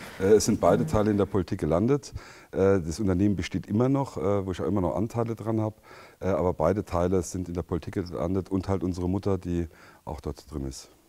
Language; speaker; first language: German; native; German